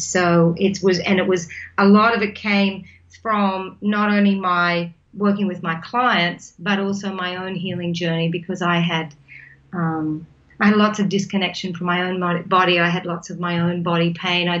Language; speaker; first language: English; native; English